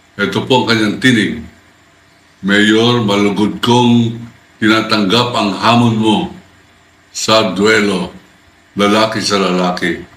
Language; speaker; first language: Filipino; native; Filipino